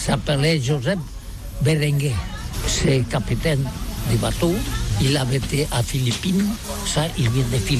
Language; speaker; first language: French; non-native, learner; Catalan